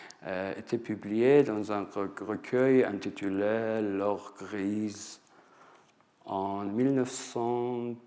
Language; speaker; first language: French; non-native, fluent; Persian